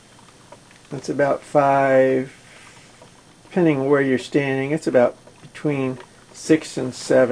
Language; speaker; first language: English; native; English